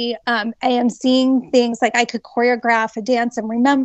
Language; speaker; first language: English; native; English